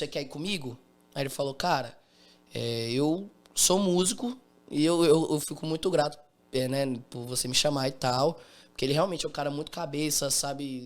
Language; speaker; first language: Portuguese; native; Portuguese